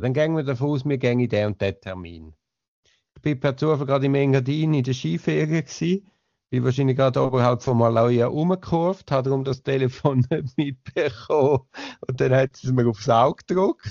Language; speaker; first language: German; native; German